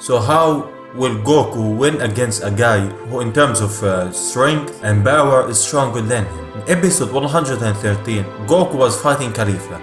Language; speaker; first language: English; non-native, fluent; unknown